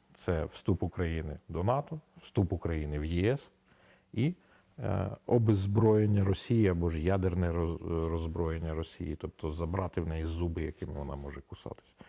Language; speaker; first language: Ukrainian; native; Ukrainian